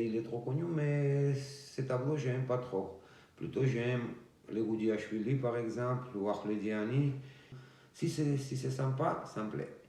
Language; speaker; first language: French; non-native, learner; Georgian